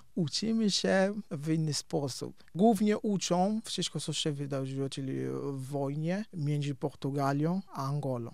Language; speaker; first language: Polish; non-native, fluent; Kongo